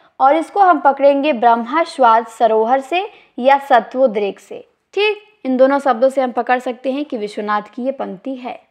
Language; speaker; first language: Hindi; native; Hindi